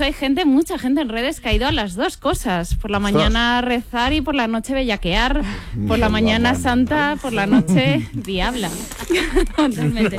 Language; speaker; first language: Spanish; native; Spanish